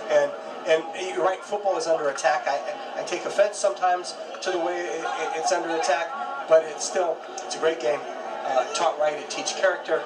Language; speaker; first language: English; native; English